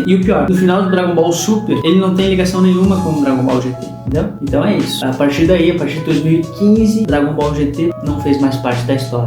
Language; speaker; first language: Portuguese; native; Portuguese